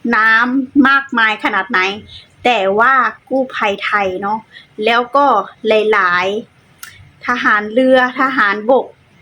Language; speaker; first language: Thai; native; Thai